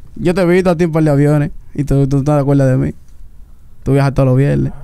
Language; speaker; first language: Spanish; early bilingual, heritage; Spanish